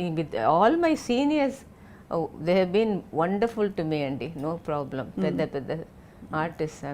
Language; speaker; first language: Telugu; non-native, local second language; Tamil